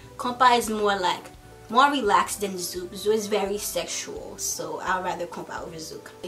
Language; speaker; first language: English; early bilingual, other home language; Haitian Creole